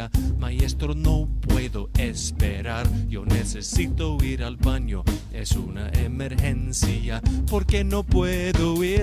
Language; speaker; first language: Spanish; non-native, learner; English